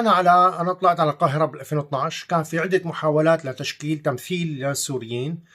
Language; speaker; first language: Arabic; native; Arabic